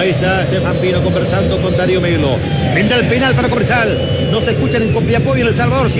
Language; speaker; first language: Spanish; native; Spanish